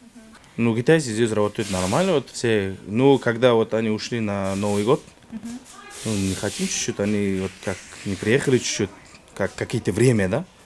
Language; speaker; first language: Russian; non-native, local second language; Kyrgyz